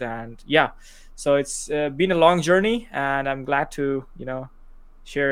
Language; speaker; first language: English; non-native, local second language; Urdu